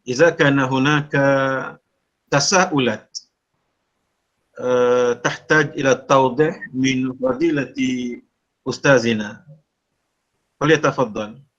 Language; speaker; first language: Arabic; non-native, fluent; Malay